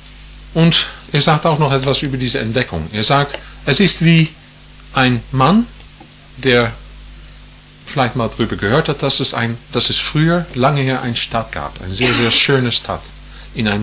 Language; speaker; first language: German; non-native, fluent; English